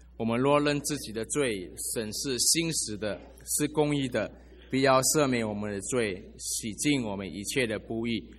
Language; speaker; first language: Chinese; native; Chinese